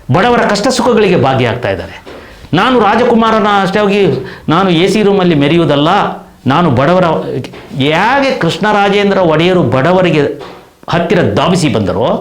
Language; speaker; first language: Kannada; non-native, local second language; Kodava